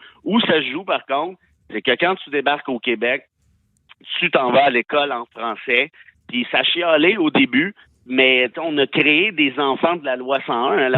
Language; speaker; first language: French; native; French